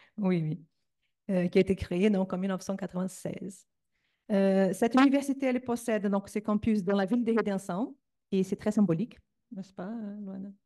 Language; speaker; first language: French; native; French